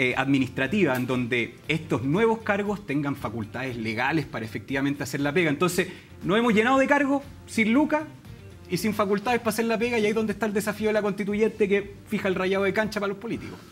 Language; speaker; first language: Spanish; native; Spanish